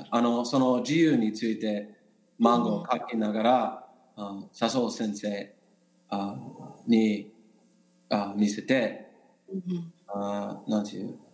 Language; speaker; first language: Japanese; non-native, learner; English